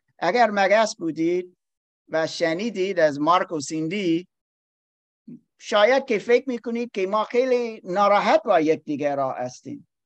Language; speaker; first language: Persian; non-native, learner; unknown